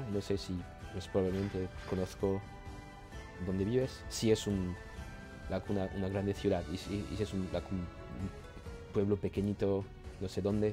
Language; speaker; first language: Spanish; non-native, learner; French